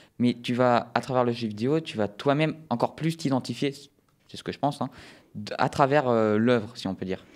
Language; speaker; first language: French; native; French